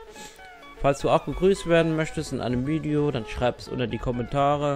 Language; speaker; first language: German; native; German